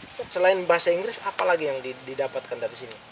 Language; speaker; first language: Indonesian; native; Indonesian